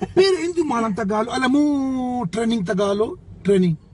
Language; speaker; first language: Filipino; non-native, learner; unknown